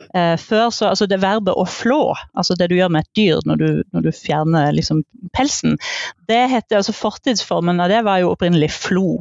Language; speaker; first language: Norwegian; native; Norwegian